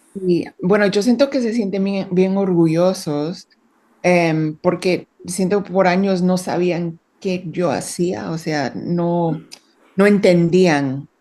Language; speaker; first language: Spanish; early bilingual, heritage; Spanish